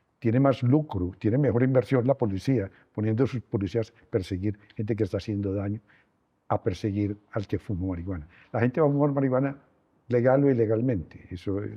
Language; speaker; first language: Spanish; native; Spanish